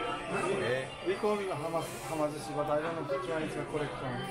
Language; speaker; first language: English; non-native, learner; Japanese